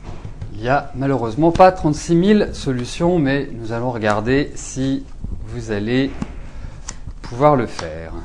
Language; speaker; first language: French; native; French